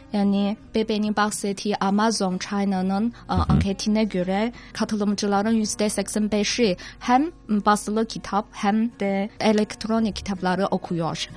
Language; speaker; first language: Turkish; non-native, fluent; Chinese